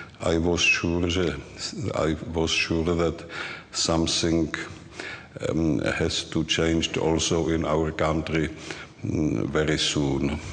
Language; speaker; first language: English; non-native, learner; Czech